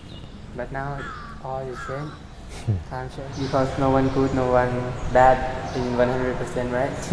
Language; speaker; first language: English; non-native, learner; Thai